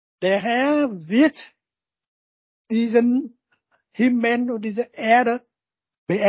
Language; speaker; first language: German; non-native, learner; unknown